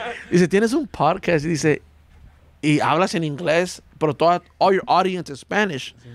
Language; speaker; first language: Spanish; early bilingual, heritage; Spanish